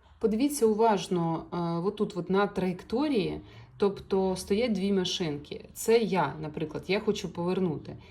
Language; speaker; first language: Ukrainian; non-native, local second language; Russian